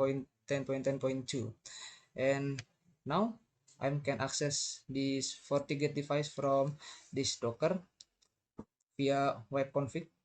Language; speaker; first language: English; non-native, learner; Indonesian